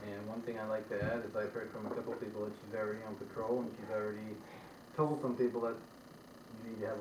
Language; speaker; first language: English; native; English